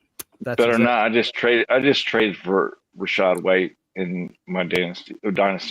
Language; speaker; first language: English; native; English